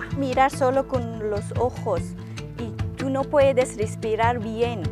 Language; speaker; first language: Spanish; non-native, learner; Persian